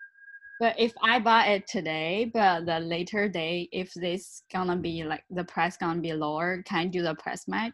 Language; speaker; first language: English; non-native, learner; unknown